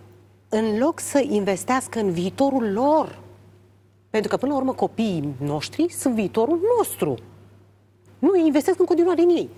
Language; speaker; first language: Romanian; native; Romanian